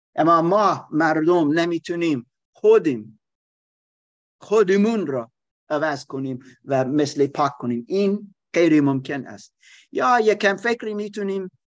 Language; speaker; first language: Persian; non-native, learner; German